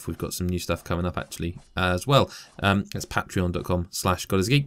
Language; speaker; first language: English; native; English